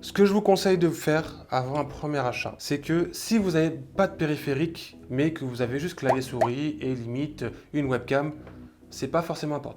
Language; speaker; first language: French; native; French